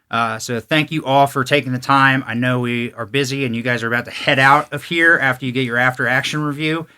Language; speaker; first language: English; native; English